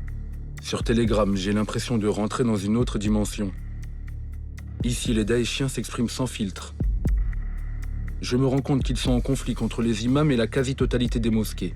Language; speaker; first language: French; native; French